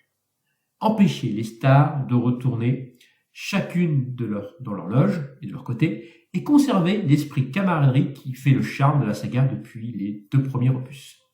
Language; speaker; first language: French; native; French